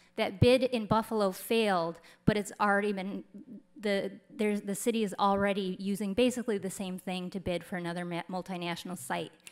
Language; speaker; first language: English; native; English